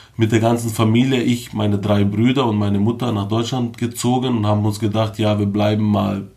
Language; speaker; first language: German; early bilingual, other home language; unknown